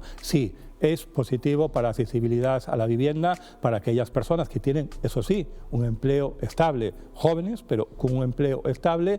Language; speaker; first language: Spanish; native; Spanish